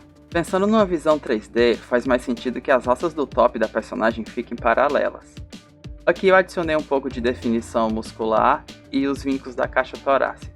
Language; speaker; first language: Portuguese; native; Portuguese